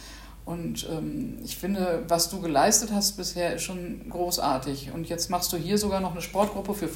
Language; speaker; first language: German; native; German